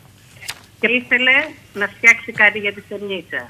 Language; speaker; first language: Greek; early bilingual, heritage; Greek